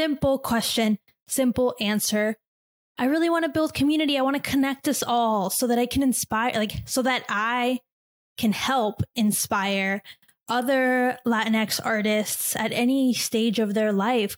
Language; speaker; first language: English; native; English